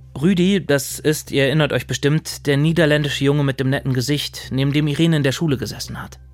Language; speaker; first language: German; native; German